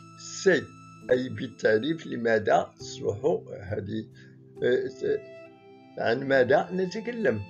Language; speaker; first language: Arabic; native; Arabic